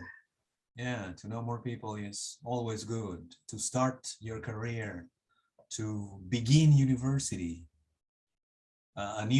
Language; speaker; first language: English; non-native, fluent; Spanish